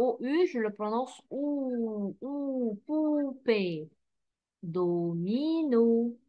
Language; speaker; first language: French; non-native, fluent; Arabic